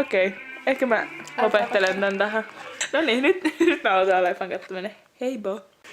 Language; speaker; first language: Finnish; native; Finnish